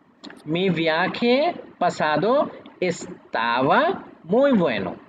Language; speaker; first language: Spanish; non-native, fluent; Bangla